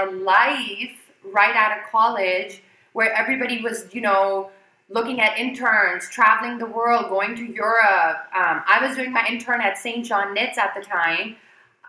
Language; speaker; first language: English; non-native, local second language; Urdu